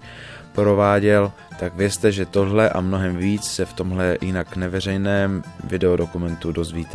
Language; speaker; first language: Czech; native; Czech